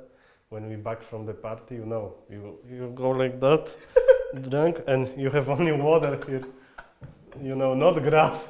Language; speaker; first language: English; non-native, fluent; Polish